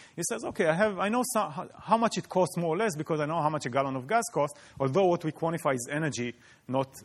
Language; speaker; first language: English; non-native, fluent; Hebrew